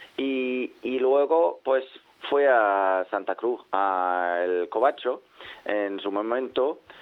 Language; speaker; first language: Spanish; non-native, fluent; Danish